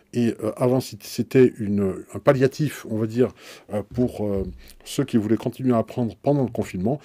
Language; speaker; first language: French; native; French